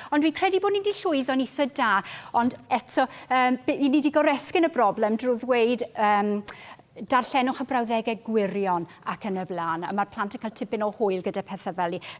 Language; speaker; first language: Welsh; native; Welsh